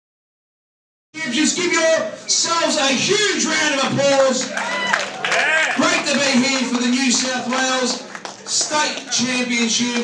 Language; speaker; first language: English; native; English